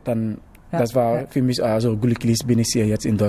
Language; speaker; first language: German; non-native, learner; Wolof